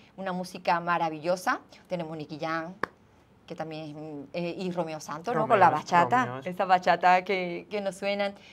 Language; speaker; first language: Spanish; native; Spanish